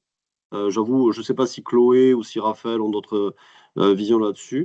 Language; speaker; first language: French; native; French